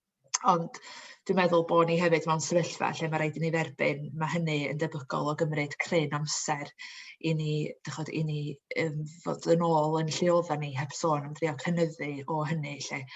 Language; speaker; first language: Welsh; native; Welsh